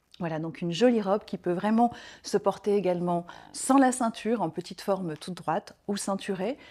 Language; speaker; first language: French; native; French